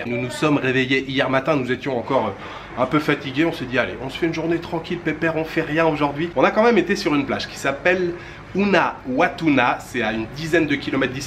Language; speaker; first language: French; native; French